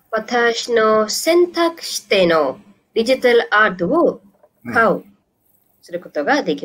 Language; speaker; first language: Japanese; non-native, learner; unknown